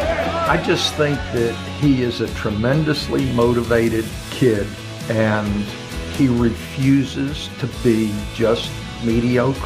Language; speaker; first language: English; native; English